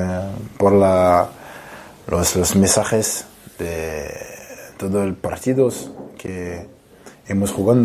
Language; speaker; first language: Spanish; non-native, fluent; French